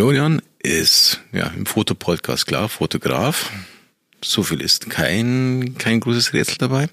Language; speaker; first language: German; native; German